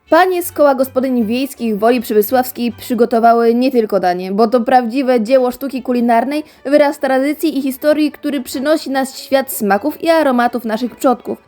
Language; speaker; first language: Polish; native; Polish